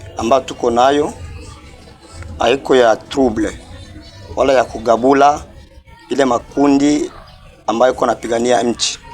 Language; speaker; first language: Swahili; non-native, local second language; Bembe